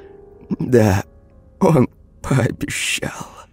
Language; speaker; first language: Russian; native; Russian